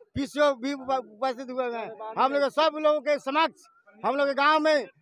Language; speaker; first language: Hindi; native; Hindi